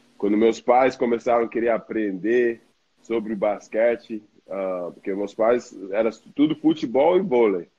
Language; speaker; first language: Portuguese; non-native, fluent; English